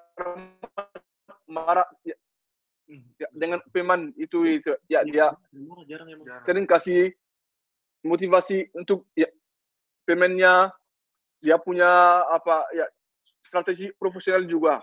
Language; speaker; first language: Indonesian; non-native, learner; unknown